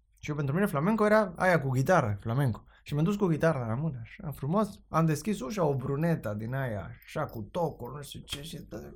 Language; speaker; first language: Romanian; non-native, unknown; Spanish